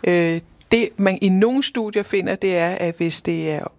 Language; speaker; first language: Danish; native; Danish